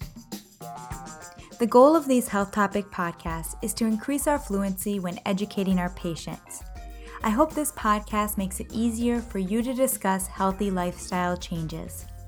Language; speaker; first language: English; native; English